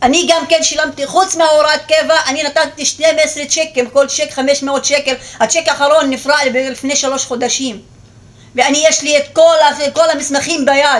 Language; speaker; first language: Hebrew; non-native, local second language; Arabic